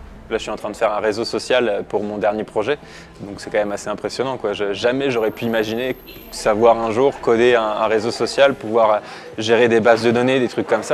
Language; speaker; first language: French; native; French